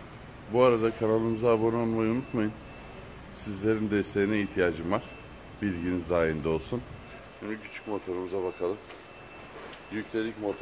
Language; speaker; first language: Turkish; native; Turkish